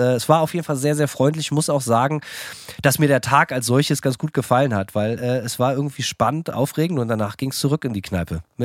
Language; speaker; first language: German; native; German